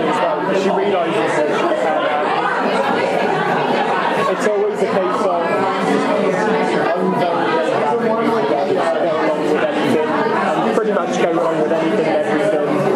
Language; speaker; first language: English; native; English